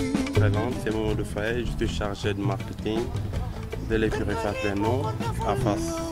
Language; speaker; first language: French; non-native, local second language; Wolof